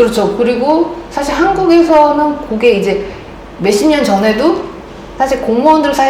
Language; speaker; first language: Korean; native; Korean